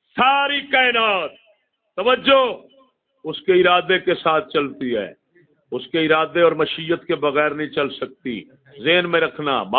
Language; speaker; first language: Urdu; non-native, local second language; Punjabi